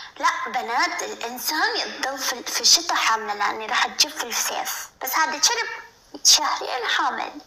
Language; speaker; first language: Arabic; non-native, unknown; Turkish